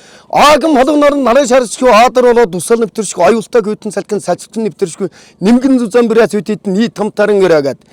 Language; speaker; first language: Mongolian; native; Mongolian